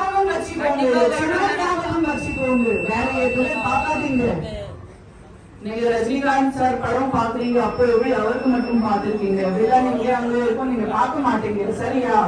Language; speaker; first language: Tamil; non-native, fluent; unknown